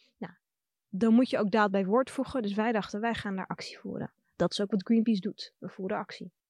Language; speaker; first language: Dutch; early bilingual, other home language; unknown